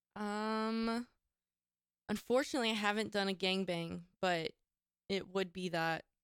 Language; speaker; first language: English; native; English